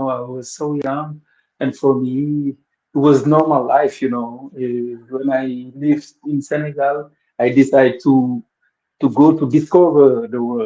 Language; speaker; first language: English; non-native, local second language; Wolof